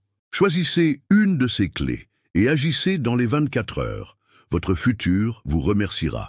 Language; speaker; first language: French; native; French